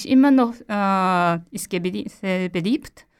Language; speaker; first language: German; non-native, learner; Japanese